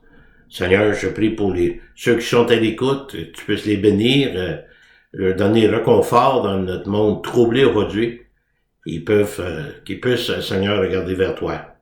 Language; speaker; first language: French; native; French